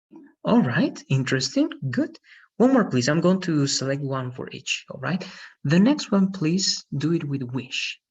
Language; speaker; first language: English; non-native, fluent; Spanish